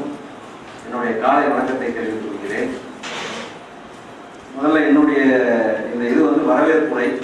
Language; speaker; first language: Tamil; native; Tamil